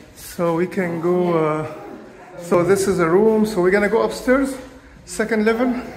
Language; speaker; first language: English; non-native, fluent; Arabic